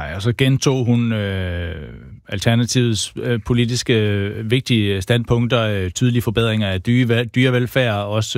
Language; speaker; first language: Danish; native; Danish